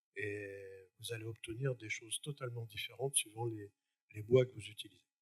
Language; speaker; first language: French; native; French